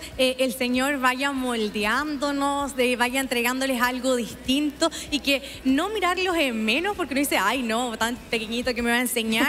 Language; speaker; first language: Spanish; native; Spanish